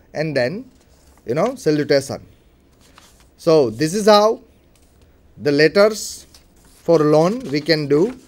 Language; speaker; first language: English; non-native, local second language; Gujarati